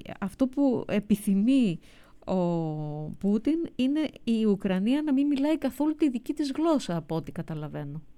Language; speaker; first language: Greek; native; Greek